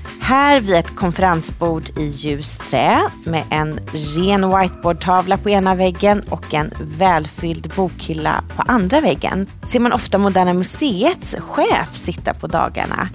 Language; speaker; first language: Swedish; native; Swedish